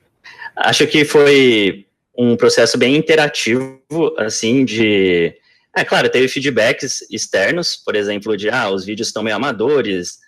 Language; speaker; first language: Portuguese; native; Portuguese